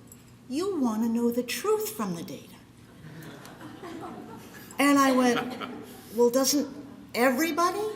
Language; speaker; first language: English; native; English